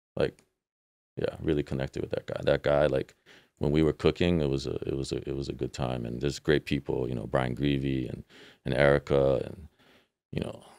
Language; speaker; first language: English; native; English